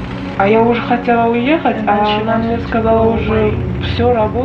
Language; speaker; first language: Russian; non-native, learner; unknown